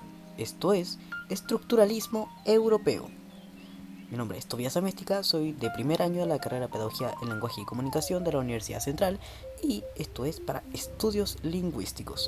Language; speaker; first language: Spanish; native; Spanish